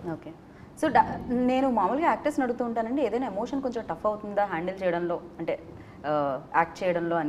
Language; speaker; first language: Telugu; native; Telugu